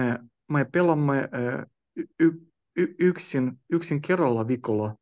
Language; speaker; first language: Finnish; non-native, learner; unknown